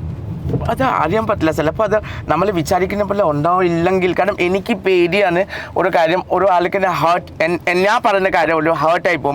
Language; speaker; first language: Malayalam; non-native, local second language; Assamese